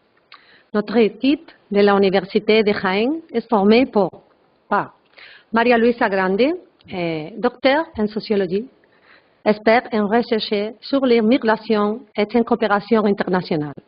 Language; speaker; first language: French; non-native, learner; Spanish